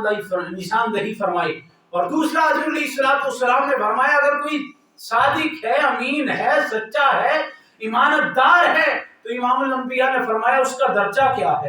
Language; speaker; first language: Urdu; native; Urdu